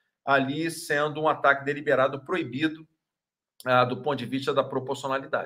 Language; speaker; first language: Portuguese; native; Portuguese